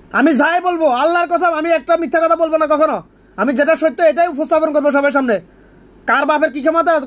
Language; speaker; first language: Bangla; native; Bangla